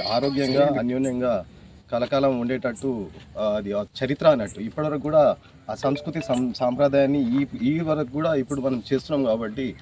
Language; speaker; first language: Telugu; non-native, local second language; Lambadi